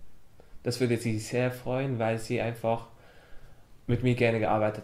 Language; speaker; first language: German; non-native, fluent; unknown